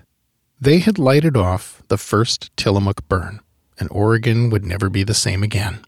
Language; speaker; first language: English; native; English